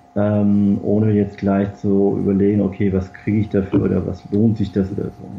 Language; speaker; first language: German; early bilingual, other home language; Korean